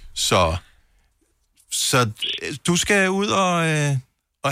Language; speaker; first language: Danish; native; Danish